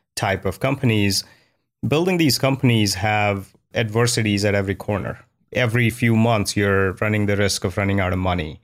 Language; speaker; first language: English; non-native, local second language; Hindi